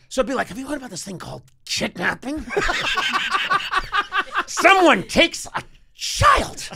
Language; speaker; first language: English; native; English